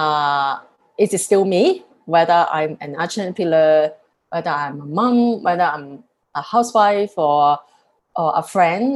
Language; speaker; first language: English; non-native, local second language; Cantonese